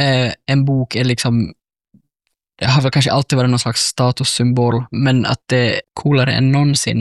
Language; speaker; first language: Swedish; native; Swedish